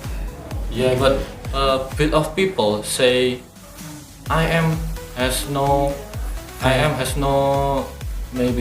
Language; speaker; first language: English; non-native, learner; Indonesian